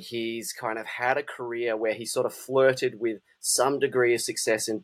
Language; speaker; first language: English; native; English